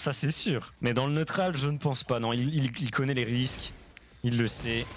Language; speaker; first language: French; native; French